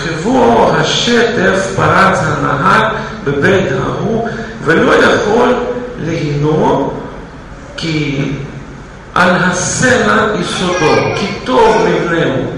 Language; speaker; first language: Hebrew; non-native, fluent; Russian